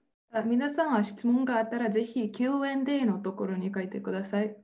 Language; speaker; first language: Japanese; non-native, fluent; Slovenian